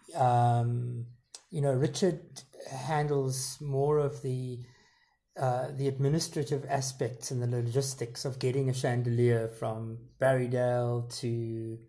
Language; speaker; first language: English; native; English